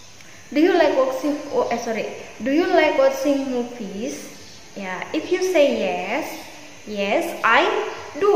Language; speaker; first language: English; non-native, learner; Indonesian